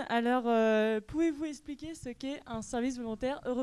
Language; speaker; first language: French; native; French